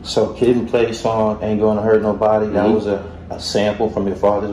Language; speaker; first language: English; native; English